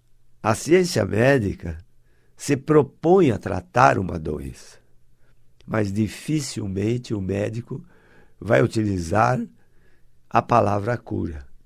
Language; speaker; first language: Portuguese; native; Portuguese